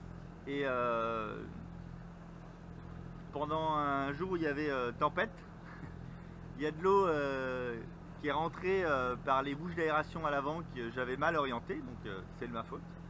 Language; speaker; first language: French; native; French